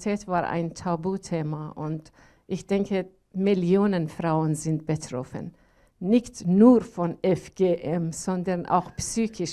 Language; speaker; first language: German; non-native, learner; Persian